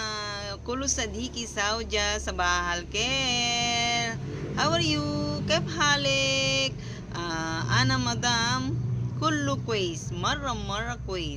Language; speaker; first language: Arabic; non-native, learner; Filipino